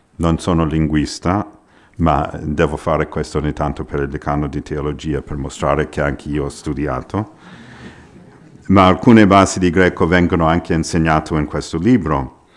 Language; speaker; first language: Italian; non-native, fluent; English